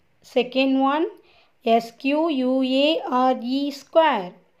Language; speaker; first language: English; non-native, local second language; Tamil